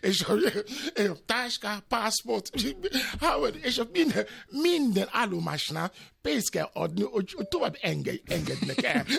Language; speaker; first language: Hungarian; non-native, learner; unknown